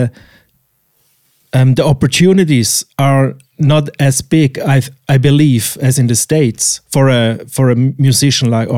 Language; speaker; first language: English; non-native, fluent; Swiss German